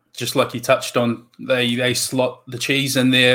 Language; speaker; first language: English; native; English